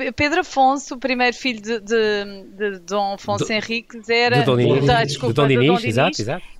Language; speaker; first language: Portuguese; native; Portuguese